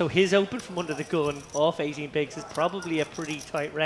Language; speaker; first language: English; native; English